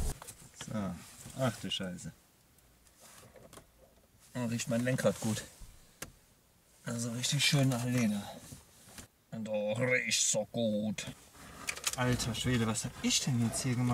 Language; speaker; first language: German; native; German